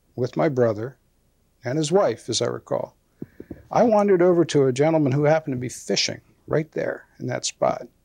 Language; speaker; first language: English; native; English